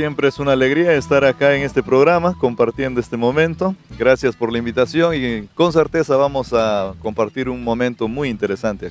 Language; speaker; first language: Spanish; non-native, fluent; Portuguese